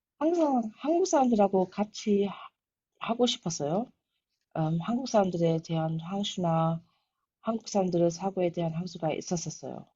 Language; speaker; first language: Korean; early bilingual, heritage; Korean